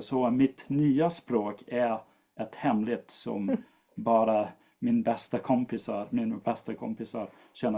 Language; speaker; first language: Swedish; non-native, fluent; English